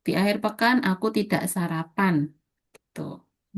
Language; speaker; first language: Indonesian; native; Indonesian